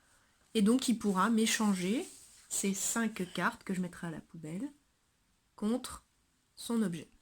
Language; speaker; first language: French; native; French